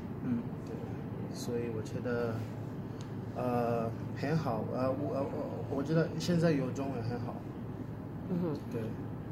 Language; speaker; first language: Chinese; non-native, fluent; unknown